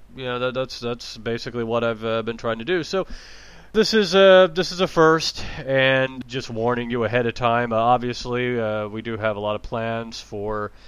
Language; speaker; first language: English; native; English